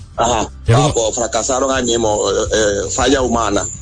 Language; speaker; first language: Spanish; native; Spanish